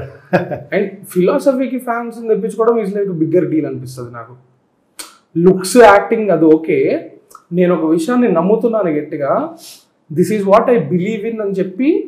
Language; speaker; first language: Telugu; native; Telugu